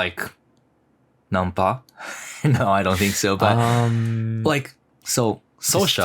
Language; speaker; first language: English; non-native, learner; Japanese